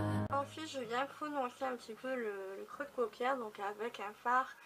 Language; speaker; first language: French; native; French